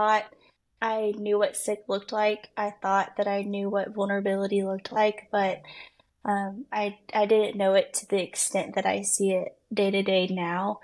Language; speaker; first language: English; native; English